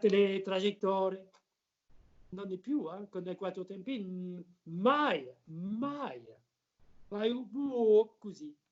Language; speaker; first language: Italian; non-native, learner; French